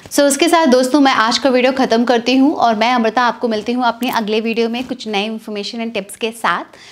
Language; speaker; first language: Hindi; native; Hindi